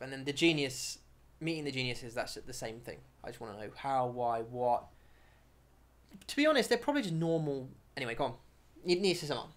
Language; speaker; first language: English; native; English